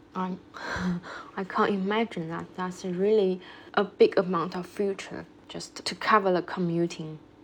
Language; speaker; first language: English; non-native, fluent; Chinese